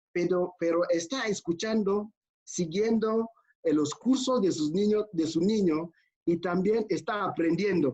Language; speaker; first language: Spanish; non-native, fluent; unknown